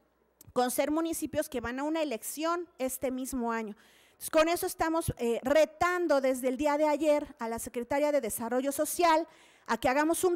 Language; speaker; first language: Spanish; native; Spanish